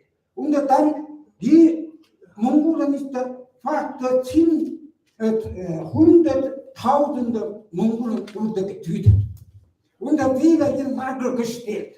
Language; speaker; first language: German; non-native, learner; Mongolian